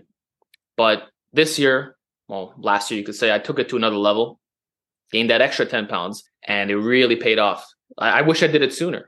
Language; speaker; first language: English; native; English